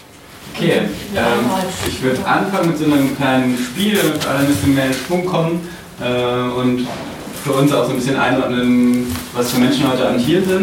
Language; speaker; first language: German; native; German